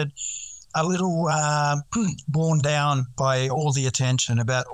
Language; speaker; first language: English; native; English